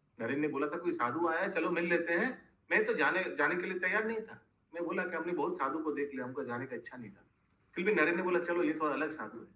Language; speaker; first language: Hindi; non-native, local second language; Bangla